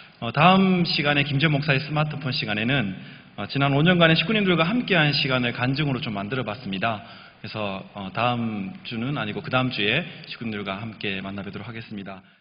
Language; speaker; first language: Korean; native; Korean